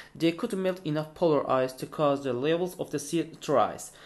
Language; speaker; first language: English; non-native, fluent; Azerbaijani